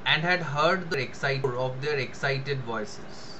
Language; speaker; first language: English; non-native, local second language; Bangla